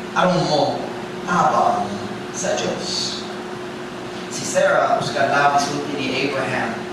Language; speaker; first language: Cebuano; non-native, fluent; English